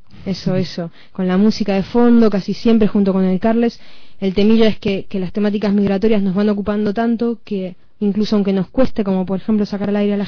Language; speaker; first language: Spanish; native; Spanish